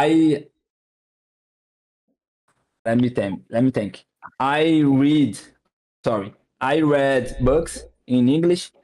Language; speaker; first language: English; non-native, learner; Portuguese